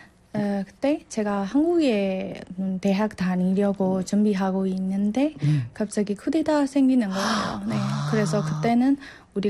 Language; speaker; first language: Korean; non-native, learner; Burmese